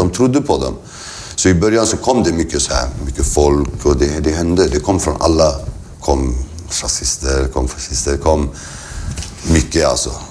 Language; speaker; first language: Swedish; early bilingual, other home language; Kurdish